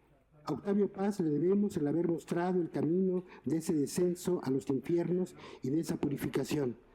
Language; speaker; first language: Spanish; native; Spanish